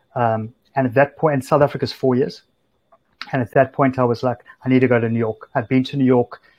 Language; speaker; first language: English; native; English